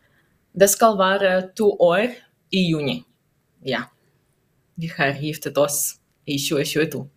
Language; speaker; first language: Norwegian; non-native, learner; Russian